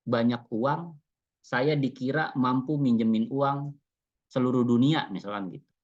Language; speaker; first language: Indonesian; native; Indonesian